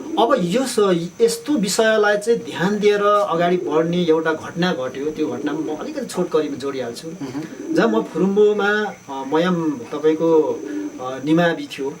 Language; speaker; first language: Nepali; non-native, local second language; Limbu